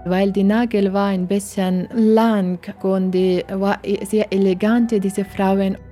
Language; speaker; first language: German; non-native, learner; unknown